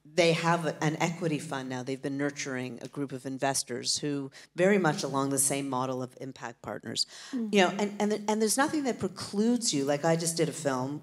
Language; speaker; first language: English; native; English